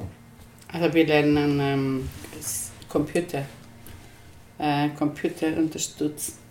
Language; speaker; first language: German; non-native, learner; Spanish